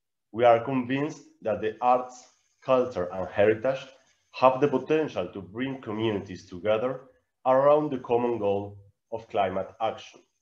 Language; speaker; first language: English; non-native, fluent; Spanish